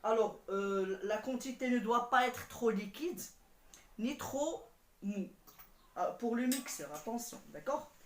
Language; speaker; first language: French; non-native, local second language; Arabic